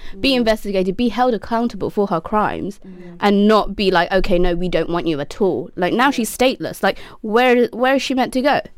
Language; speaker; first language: English; native; English